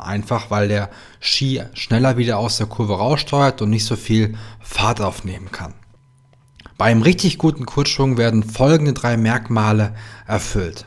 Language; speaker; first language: German; native; German